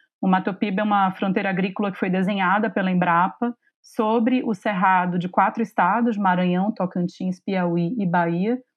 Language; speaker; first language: Portuguese; native; Portuguese